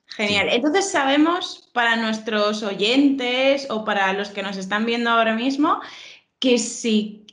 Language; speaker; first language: Spanish; native; Spanish